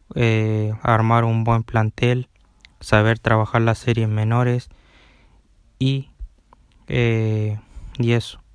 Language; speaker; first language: Spanish; native; Spanish